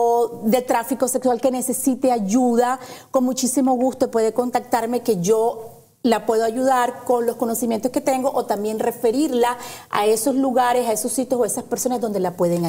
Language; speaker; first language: Spanish; native; Spanish